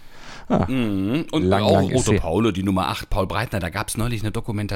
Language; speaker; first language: German; native; German